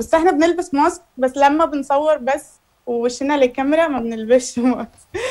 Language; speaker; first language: Arabic; native; Arabic